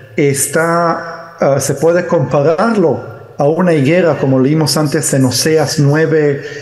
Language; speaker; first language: Spanish; early bilingual, heritage; Hebrew